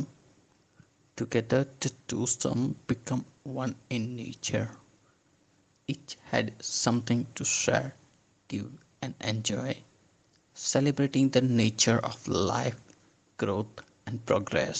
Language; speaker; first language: English; non-native, local second language; Gujarati